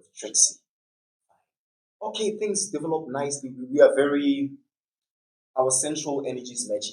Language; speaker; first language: English; non-native, local second language; Tswana